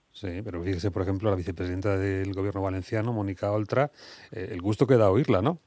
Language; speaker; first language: Spanish; native; Spanish